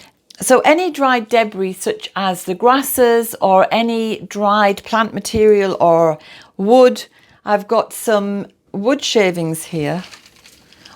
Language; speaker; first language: English; native; English